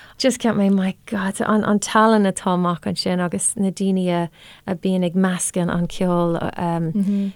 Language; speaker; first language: Irish; non-native, local second language; English